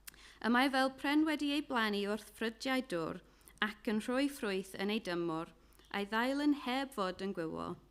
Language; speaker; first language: Welsh; non-native, fluent; English